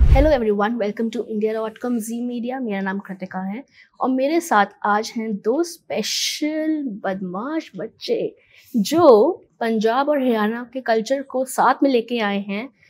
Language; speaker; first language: Hindi; native; Hindi